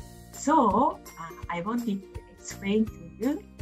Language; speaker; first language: English; non-native, fluent; Japanese